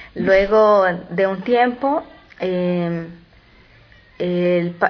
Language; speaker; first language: Spanish; native; Spanish